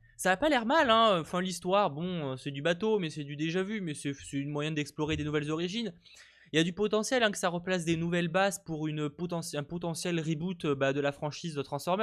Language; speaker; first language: French; native; French